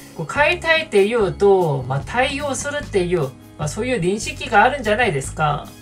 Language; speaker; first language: Japanese; non-native, fluent; Korean